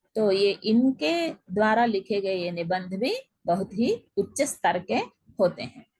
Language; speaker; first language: Hindi; non-native, local second language; Telugu